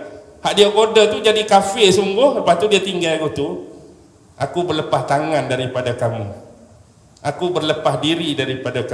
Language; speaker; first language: Malay; native; Malay